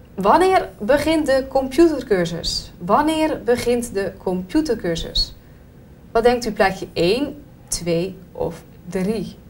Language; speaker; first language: Dutch; native; Dutch